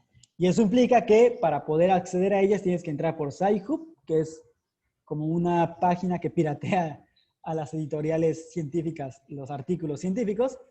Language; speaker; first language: Spanish; native; Spanish